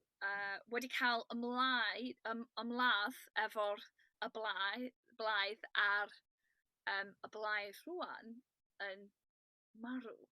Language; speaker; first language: Welsh; non-native, learner; English